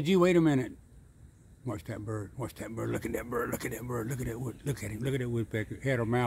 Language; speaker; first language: English; native; English